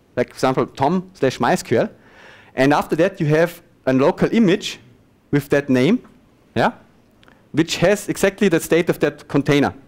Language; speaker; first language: English; non-native, fluent; German